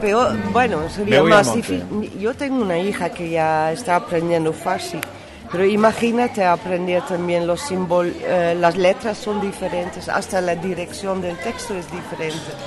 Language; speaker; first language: Spanish; non-native, fluent; Dutch